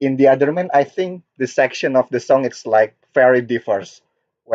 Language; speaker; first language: English; non-native, learner; Korean